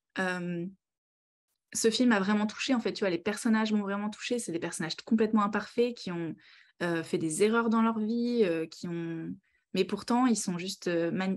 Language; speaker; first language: French; native; French